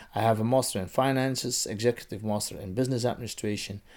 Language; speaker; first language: English; non-native, fluent; Dutch